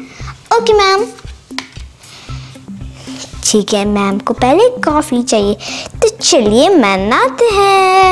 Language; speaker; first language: Hindi; native; Hindi